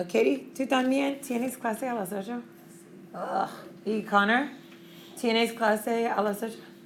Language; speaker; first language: Spanish; non-native, fluent; English